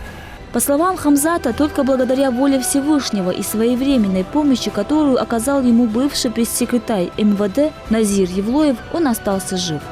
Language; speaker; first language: Russian; native; Russian